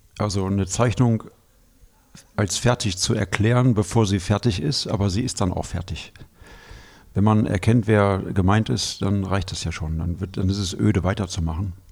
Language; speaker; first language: German; native; German